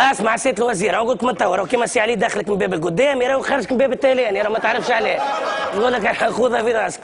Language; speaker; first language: Arabic; native; Arabic